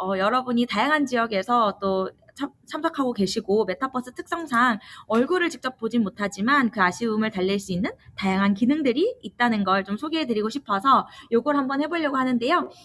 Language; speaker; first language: Korean; native; Korean